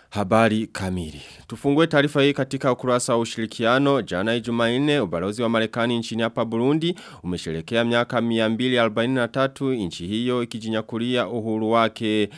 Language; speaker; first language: Swahili; non-native, local second language; Rundi